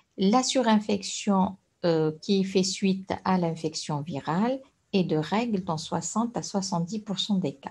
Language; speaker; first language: French; non-native, local second language; Arabic